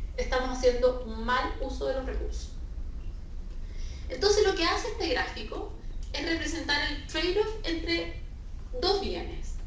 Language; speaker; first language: Spanish; native; Spanish